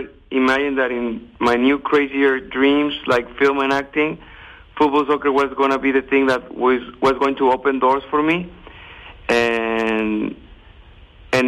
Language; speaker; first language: English; non-native, fluent; Spanish